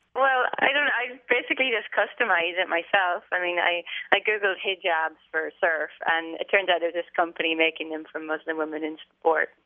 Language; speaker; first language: English; native; English